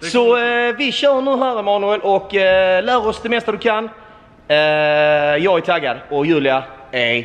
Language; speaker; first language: Swedish; native; Swedish